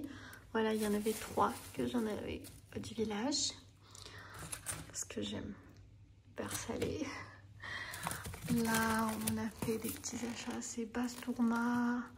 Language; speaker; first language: French; non-native, fluent; Armenian